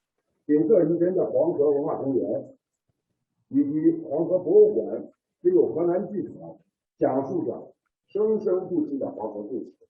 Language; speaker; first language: Chinese; native; Chinese